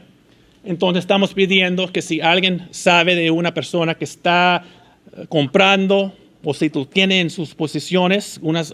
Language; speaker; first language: Spanish; early bilingual, heritage; Spanish